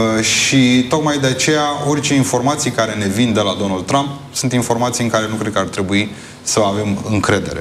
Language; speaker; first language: Romanian; native; Romanian